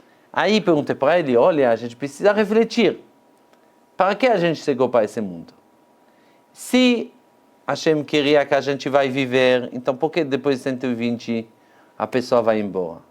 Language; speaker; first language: Portuguese; non-native, fluent; Hebrew